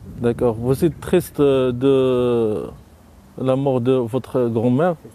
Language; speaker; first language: French; non-native, local second language; Arabic